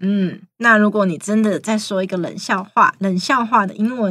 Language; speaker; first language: Chinese; native; Chinese